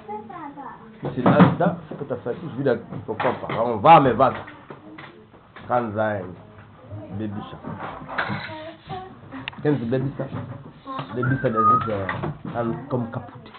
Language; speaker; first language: German; non-native, learner; Lingala